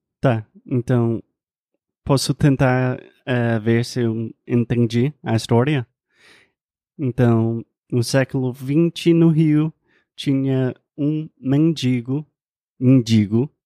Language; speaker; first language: Portuguese; non-native, fluent; English